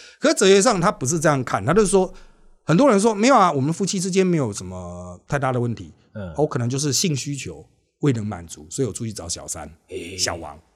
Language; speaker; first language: Chinese; native; Chinese